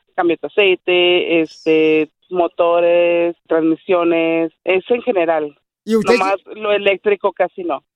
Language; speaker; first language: Spanish; native; Spanish